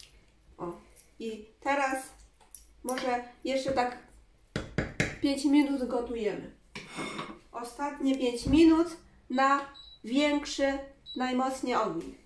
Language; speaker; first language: Polish; non-native, learner; Chinese